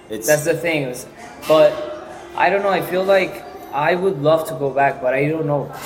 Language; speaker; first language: English; non-native, fluent; Spanish